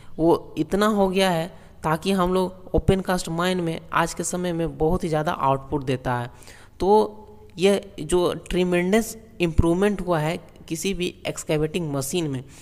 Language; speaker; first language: Hindi; native; Hindi